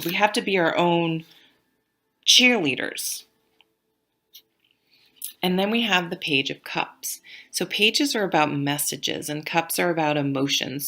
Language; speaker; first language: English; native; English